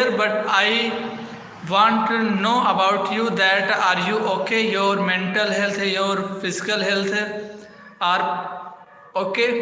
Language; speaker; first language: English; non-native, learner; Hindi